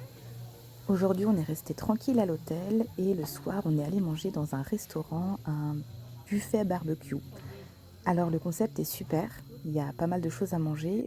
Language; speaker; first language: French; native; French